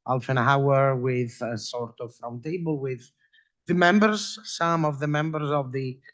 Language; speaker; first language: English; non-native, fluent; Italian